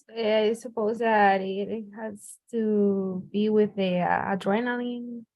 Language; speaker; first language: English; non-native, learner; Spanish